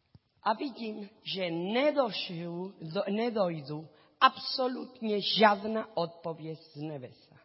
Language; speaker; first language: Czech; non-native, learner; Spanish